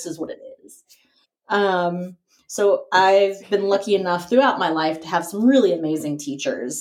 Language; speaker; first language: English; native; English